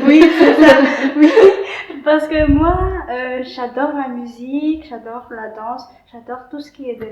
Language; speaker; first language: French; non-native, local second language; Malagasy